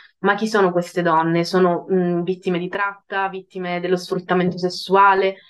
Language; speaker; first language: Italian; native; Italian